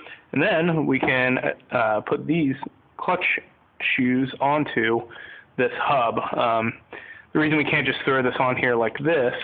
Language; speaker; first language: English; native; English